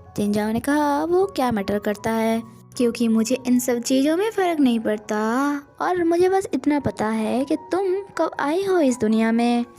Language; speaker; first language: Hindi; non-native, local second language; Bangla